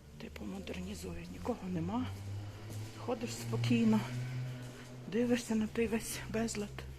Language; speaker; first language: Ukrainian; native; Ukrainian